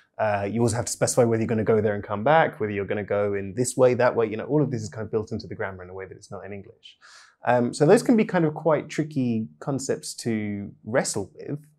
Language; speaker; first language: English; native; English